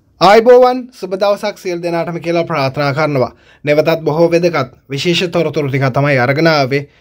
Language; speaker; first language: Sinhala; non-native, local second language; Tamil